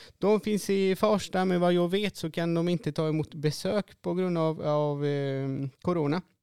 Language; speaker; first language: Swedish; non-native, fluent; Spanish